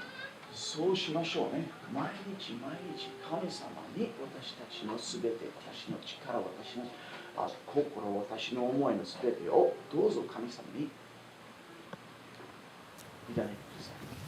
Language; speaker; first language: Japanese; non-native, fluent; English